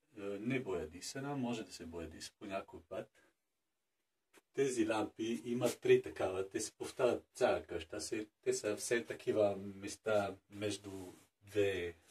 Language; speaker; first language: Bulgarian; non-native, fluent; French